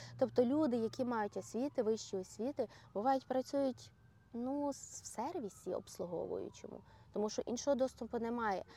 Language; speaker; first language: Ukrainian; native; Ukrainian